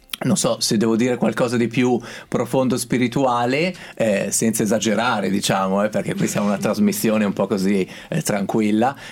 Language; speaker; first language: Italian; native; Italian